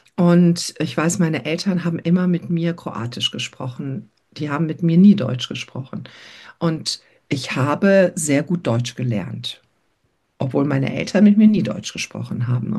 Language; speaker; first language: German; early bilingual, other home language; Croatian